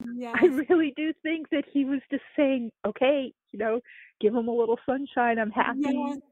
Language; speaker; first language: English; native; English